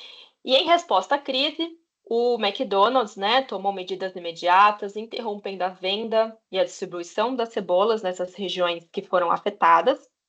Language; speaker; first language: Portuguese; native; Portuguese